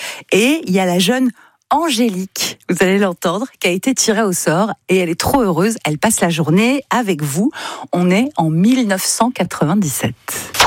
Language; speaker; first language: French; native; French